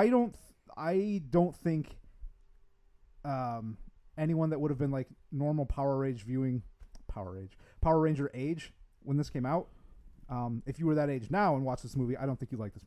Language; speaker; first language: English; native; English